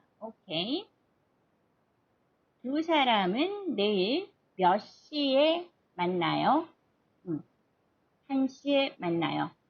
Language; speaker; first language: Korean; non-native, fluent; Portuguese